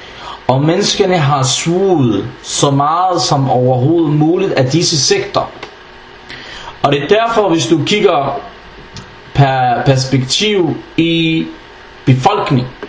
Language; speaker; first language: Danish; non-native, fluent; Arabic